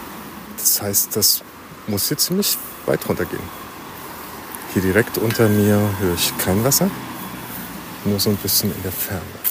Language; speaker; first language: German; native; German